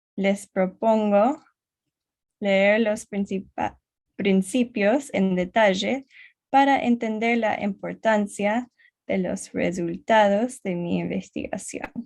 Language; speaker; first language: Spanish; non-native, learner; English